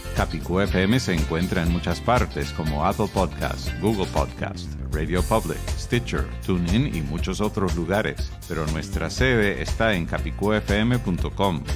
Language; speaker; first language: Spanish; non-native, fluent; English